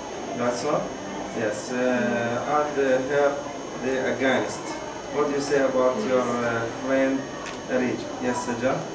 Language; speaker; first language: English; non-native, learner; Arabic